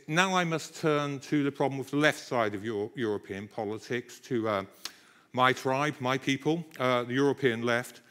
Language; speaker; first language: English; native; English